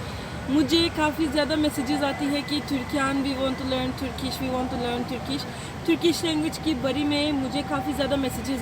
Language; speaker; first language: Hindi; non-native, fluent; Turkish